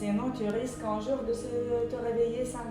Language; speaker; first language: French; non-native, fluent; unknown